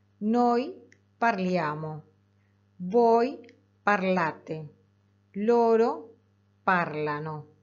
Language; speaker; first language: Italian; non-native, fluent; Spanish